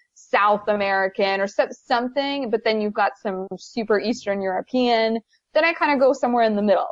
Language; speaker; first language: English; native; English